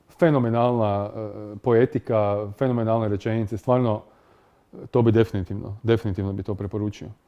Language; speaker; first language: Croatian; native; Croatian